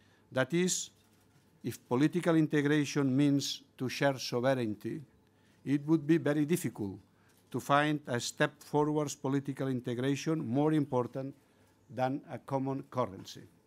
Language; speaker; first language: English; non-native, fluent; Catalan